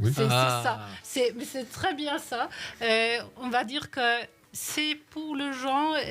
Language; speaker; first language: French; non-native, fluent; Norwegian